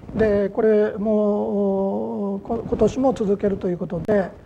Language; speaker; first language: Japanese; native; Japanese